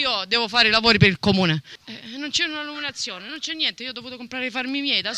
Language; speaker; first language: Italian; native; Italian